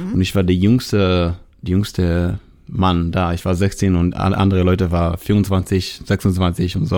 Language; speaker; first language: German; non-native, learner; Hebrew